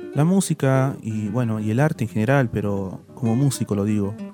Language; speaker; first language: Spanish; native; Spanish